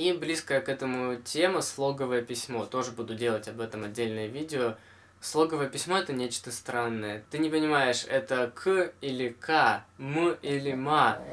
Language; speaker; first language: Russian; native; Russian